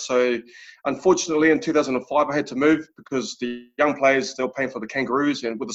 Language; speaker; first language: English; native; English